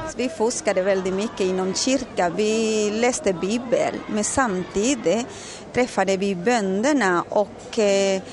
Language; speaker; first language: Swedish; non-native, fluent; Spanish